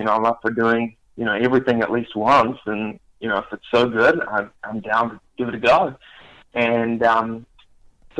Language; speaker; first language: English; native; English